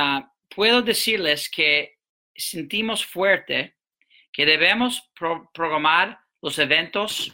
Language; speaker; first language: Spanish; non-native, fluent; English